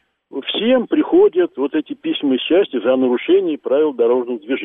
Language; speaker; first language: Russian; native; Russian